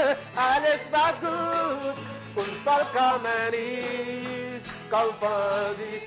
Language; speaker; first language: German; non-native, fluent; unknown